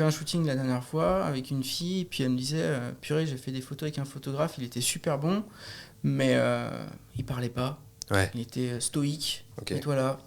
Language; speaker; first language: French; native; French